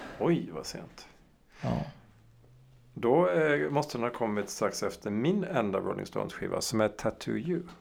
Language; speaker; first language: Swedish; early bilingual, heritage; Swedish